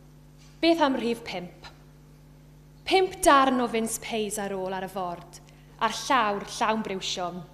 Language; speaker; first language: Welsh; native; Welsh